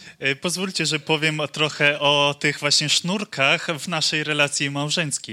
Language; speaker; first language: Polish; non-native, learner; English